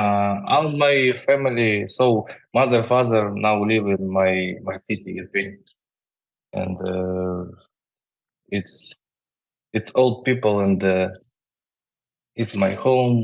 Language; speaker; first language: English; non-native, learner; Ukrainian